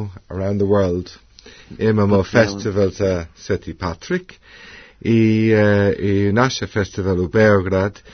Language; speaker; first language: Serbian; non-native, learner; English